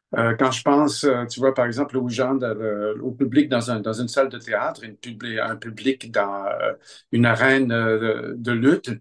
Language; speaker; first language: French; native; French